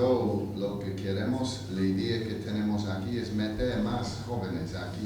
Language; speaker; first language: Spanish; non-native, fluent; English